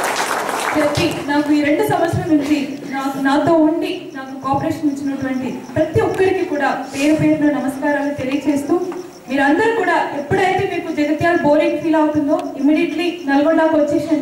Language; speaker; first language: Telugu; native; Telugu